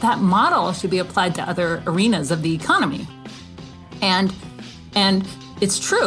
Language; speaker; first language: English; native; English